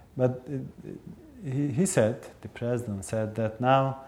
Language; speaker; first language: English; non-native, fluent; Turkish